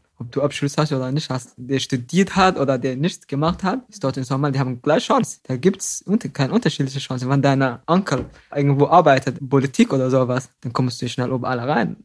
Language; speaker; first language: German; non-native, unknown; Somali